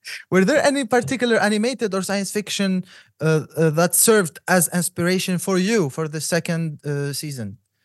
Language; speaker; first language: English; non-native, fluent; Arabic